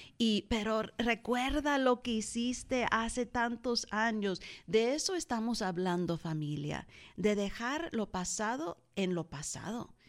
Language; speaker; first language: Spanish; early bilingual, heritage; Spanish